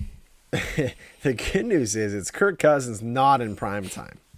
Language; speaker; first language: English; native; English